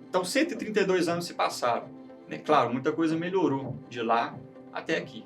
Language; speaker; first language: Portuguese; native; Portuguese